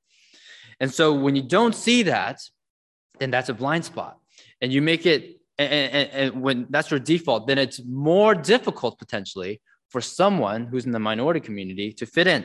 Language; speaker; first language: English; native; English